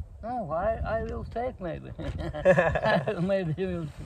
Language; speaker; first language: English; non-native, learner; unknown